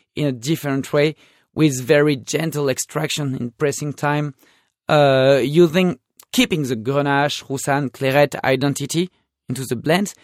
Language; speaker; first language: English; non-native, fluent; French